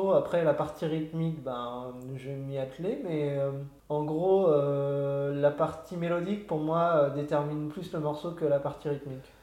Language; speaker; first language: French; native; French